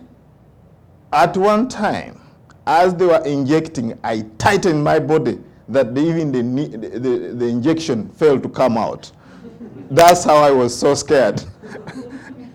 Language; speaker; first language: English; non-native, local second language; Ganda